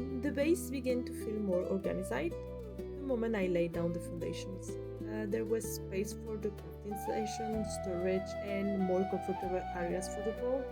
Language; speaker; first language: English; non-native, fluent; Spanish